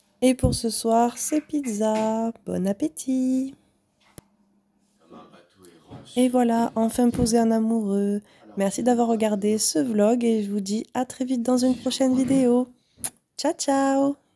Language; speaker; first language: French; native; French